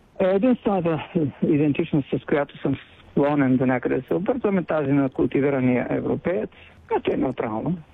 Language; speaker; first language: Bulgarian; native; Bulgarian